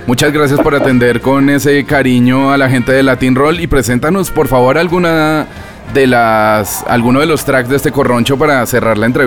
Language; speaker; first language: Spanish; native; Spanish